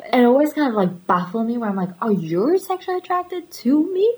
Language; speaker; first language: English; non-native, fluent; French